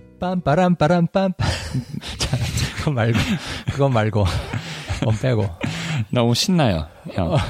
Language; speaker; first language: Korean; native; Korean